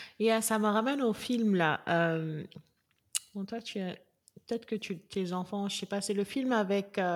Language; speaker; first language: French; non-native, local second language; Wolof